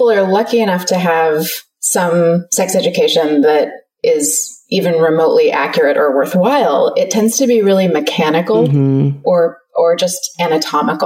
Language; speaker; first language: English; native; English